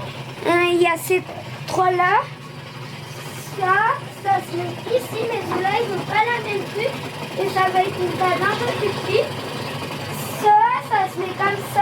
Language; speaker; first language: French; early bilingual, heritage; French